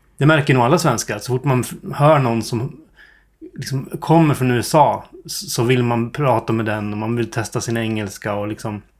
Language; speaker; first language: Swedish; native; Swedish